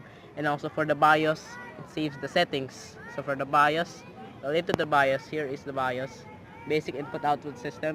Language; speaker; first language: English; non-native, fluent; Filipino